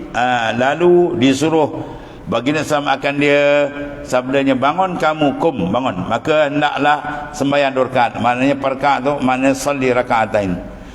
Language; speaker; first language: Malay; native; Malay